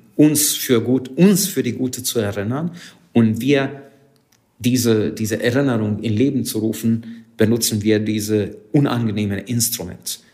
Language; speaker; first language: German; non-native, fluent; Hungarian